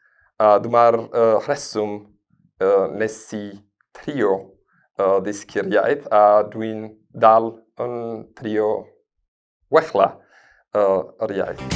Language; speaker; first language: Welsh; non-native, learner; Spanish